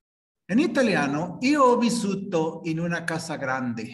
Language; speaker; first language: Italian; non-native, fluent; Spanish